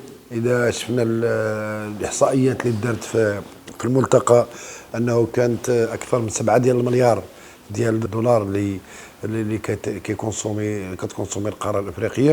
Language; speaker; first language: Arabic; native; Arabic